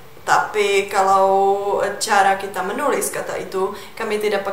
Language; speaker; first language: Indonesian; non-native, fluent; Czech